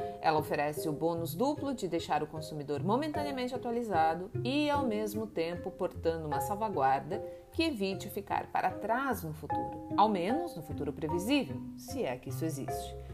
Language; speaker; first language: Portuguese; native; Portuguese